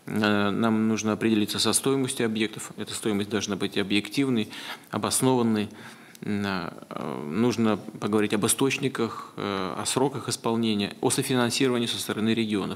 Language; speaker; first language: Russian; native; Russian